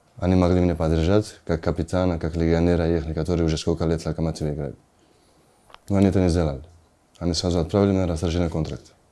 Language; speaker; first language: Russian; non-native, learner; Georgian